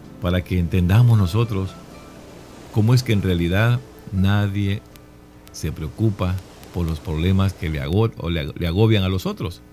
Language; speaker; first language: Spanish; native; Spanish